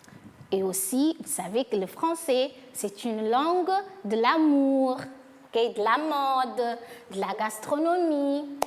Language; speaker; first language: French; non-native, fluent; Portuguese